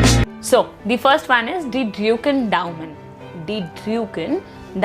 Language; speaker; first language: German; non-native, fluent; Hindi